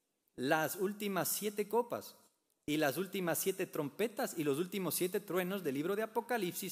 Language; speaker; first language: Spanish; native; Spanish